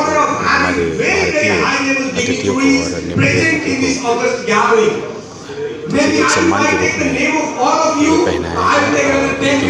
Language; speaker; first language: Hindi; native; Hindi